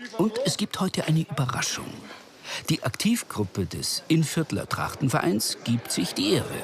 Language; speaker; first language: German; native; German